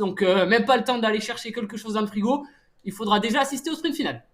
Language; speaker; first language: French; native; French